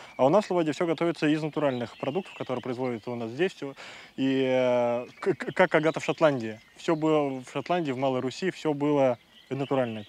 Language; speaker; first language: Russian; non-native, fluent; English